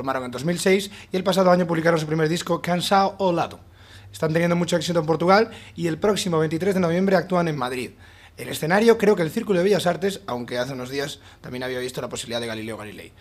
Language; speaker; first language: Spanish; native; Spanish